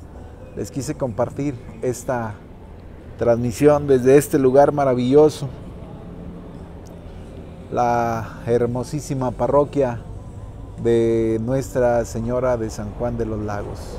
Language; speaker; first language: Spanish; native; Spanish